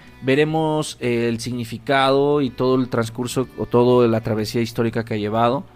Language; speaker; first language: Spanish; native; Spanish